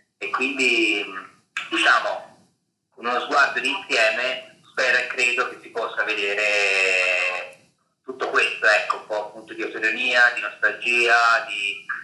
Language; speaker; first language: Italian; native; Italian